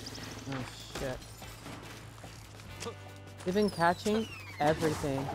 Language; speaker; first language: English; native; English